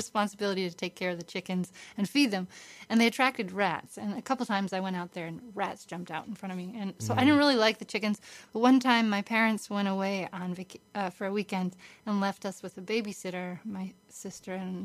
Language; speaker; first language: English; native; English